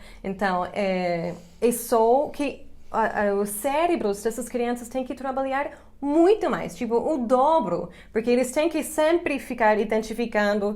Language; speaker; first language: Portuguese; non-native, fluent; English